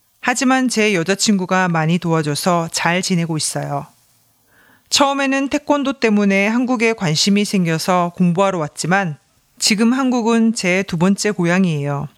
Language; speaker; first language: Korean; non-native, learner; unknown